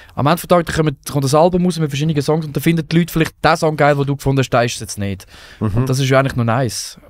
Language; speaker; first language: German; native; German